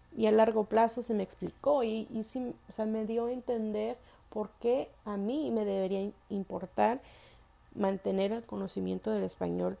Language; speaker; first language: Spanish; early bilingual, heritage; Spanish